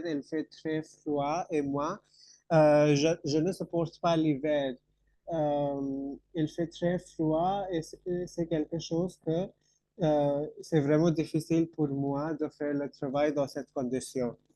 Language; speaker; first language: French; non-native, fluent; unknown